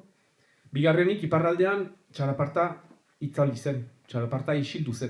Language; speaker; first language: Basque; native; Basque